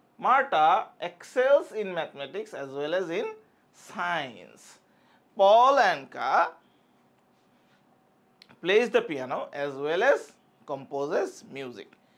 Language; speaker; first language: English; non-native, local second language; Bangla